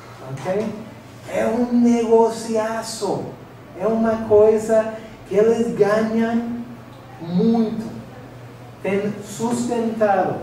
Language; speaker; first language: Spanish; non-native, fluent; English